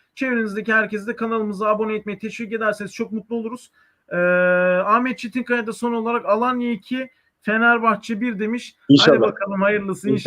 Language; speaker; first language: Turkish; native; Turkish